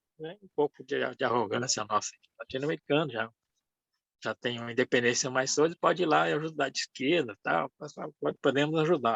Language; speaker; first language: Portuguese; early bilingual, other home language; Japanese